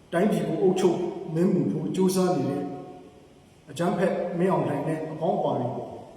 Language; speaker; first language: Burmese; non-native, local second language; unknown